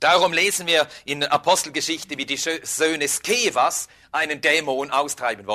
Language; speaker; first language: German; native; German